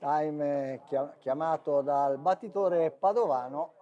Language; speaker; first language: Italian; native; Italian